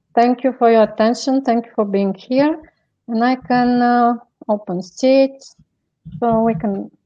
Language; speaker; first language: English; non-native, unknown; Bulgarian